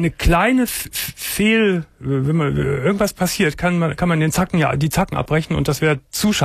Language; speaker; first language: German; native; German